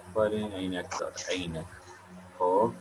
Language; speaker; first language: Persian; non-native, fluent; Urdu